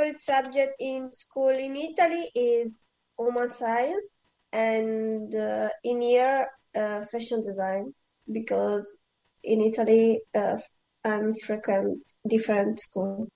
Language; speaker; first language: English; non-native, learner; Italian